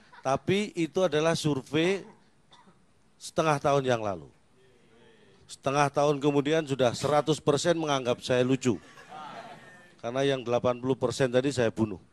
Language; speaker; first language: Indonesian; native; Indonesian